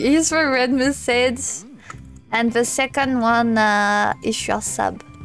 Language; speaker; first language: English; non-native, fluent; French